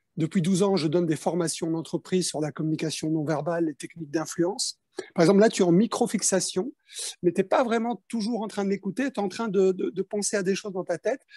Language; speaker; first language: French; early bilingual, other home language; Spanish